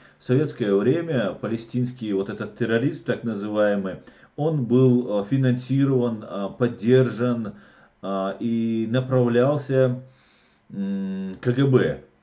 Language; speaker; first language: Russian; non-native, local second language; Chechen